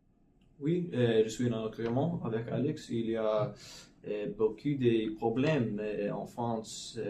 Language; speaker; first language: French; non-native, learner; English